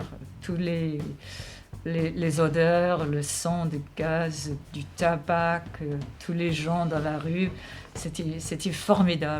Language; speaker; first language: French; non-native, fluent; English